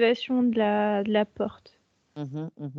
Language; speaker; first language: French; native; French